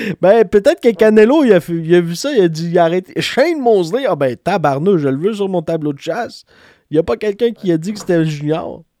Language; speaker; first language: French; native; French